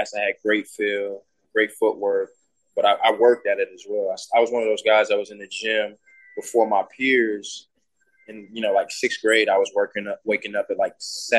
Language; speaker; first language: English; native; English